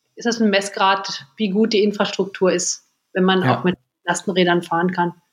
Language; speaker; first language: German; native; German